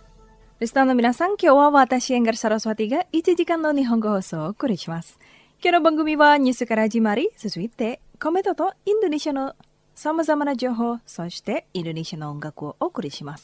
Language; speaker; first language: Japanese; non-native, fluent; Indonesian